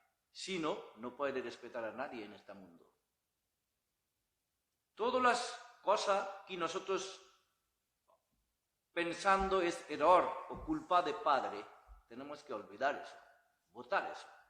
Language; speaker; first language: Spanish; non-native, learner; Bangla